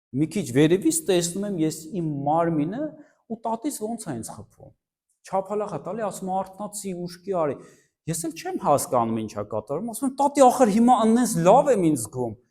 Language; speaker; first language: Armenian; early bilingual, heritage; Armenian